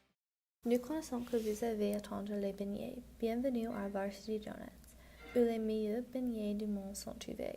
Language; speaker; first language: French; non-native, learner; English